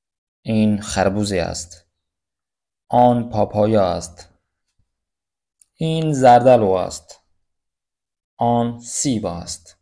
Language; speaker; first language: Persian; non-native, fluent; Urdu